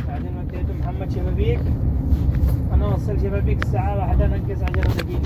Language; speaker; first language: Arabic; non-native, learner; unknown